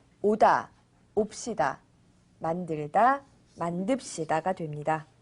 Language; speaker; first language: Korean; native; Korean